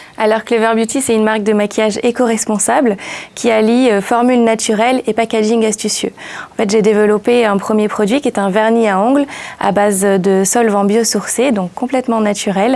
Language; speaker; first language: French; native; French